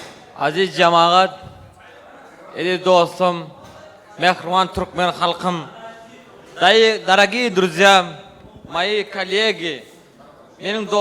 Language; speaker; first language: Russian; non-native, learner; Turkmen